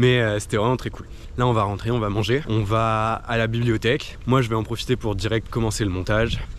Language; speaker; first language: French; native; French